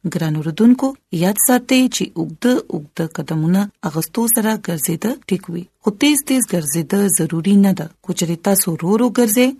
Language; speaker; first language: Pashto; non-native, local second language; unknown